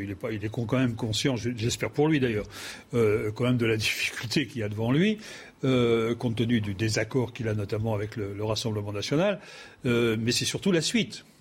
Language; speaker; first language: French; native; French